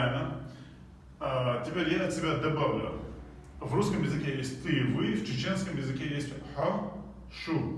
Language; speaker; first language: Russian; non-native, local second language; Chechen